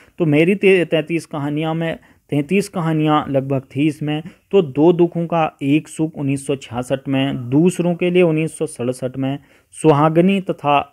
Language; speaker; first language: Hindi; native; Hindi